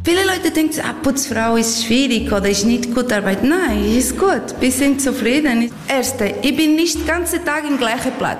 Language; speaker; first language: German; non-native, learner; Portuguese